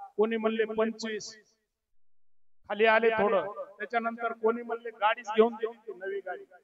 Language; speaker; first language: Marathi; non-native, local second language; Lambadi